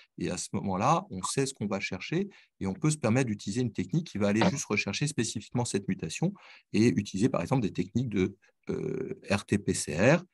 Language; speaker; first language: French; native; French